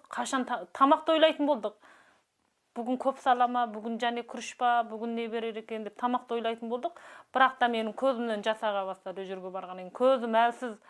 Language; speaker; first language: Kazakh; native; Kazakh